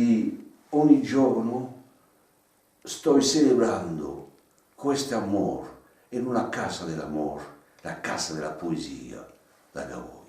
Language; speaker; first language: Italian; non-native, learner; French